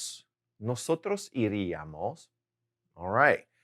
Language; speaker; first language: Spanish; non-native, fluent; English